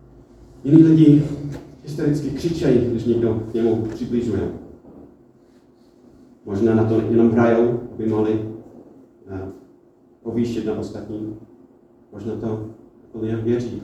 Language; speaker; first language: Czech; non-native, fluent; English